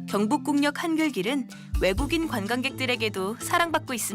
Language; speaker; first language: Korean; native; Korean